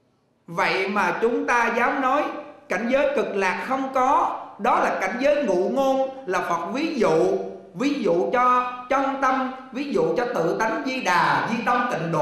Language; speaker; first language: Vietnamese; native; Vietnamese